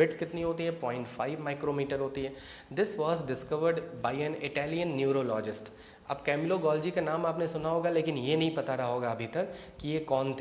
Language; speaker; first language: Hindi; native; Hindi